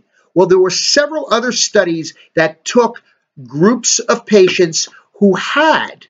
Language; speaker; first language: English; native; English